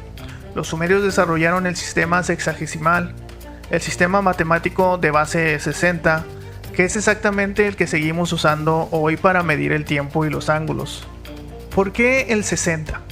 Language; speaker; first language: Spanish; native; Spanish